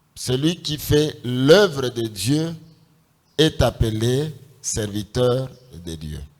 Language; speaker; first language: French; non-native, local second language; Swahili